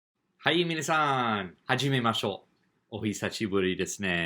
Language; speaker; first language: Japanese; non-native, fluent; English